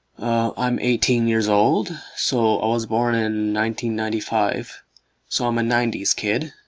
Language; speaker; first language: English; native; English